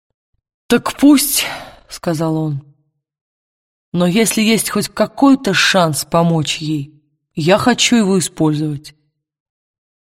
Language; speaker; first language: Russian; native; Russian